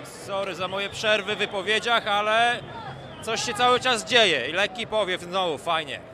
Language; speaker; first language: Polish; native; Polish